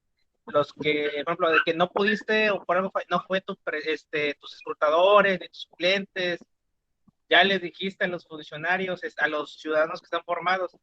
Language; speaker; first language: Spanish; native; Spanish